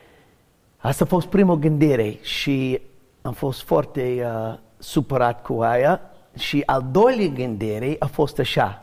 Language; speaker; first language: Romanian; non-native, learner; English